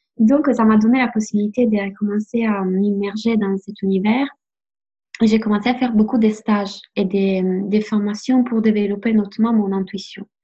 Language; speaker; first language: French; non-native, fluent; Italian